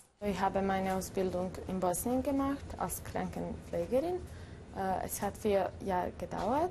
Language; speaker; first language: German; non-native, fluent; Bosnian